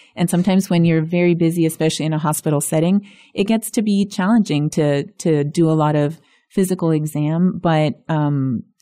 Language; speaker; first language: English; early bilingual, other home language; Spanish